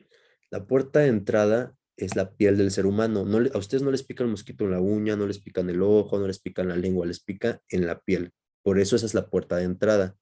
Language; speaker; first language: Spanish; native; Spanish